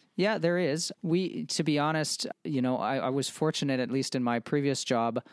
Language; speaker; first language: English; native; English